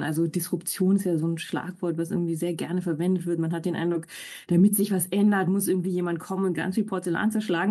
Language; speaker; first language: German; native; German